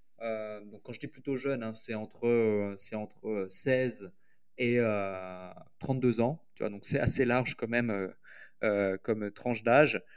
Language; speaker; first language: French; native; French